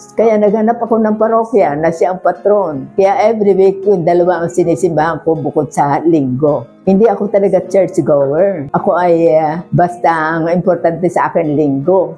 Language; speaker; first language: Filipino; native; Filipino